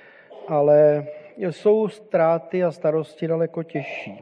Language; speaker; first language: Czech; native; Czech